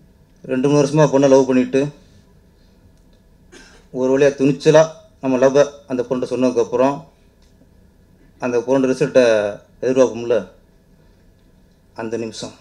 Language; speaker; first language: Tamil; native; Tamil